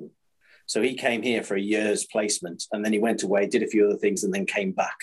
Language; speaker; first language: English; native; English